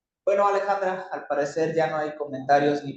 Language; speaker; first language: Spanish; native; Spanish